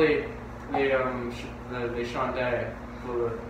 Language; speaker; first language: French; non-native, learner; English